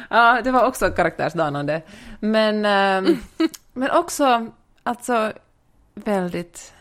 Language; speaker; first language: Swedish; native; Swedish